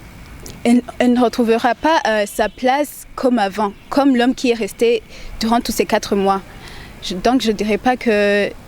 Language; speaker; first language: French; non-native, local second language; Rundi